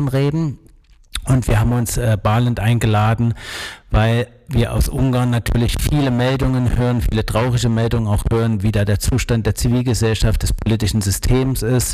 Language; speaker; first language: German; native; German